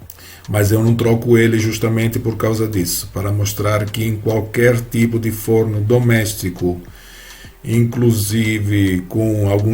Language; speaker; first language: Portuguese; non-native, fluent; Italian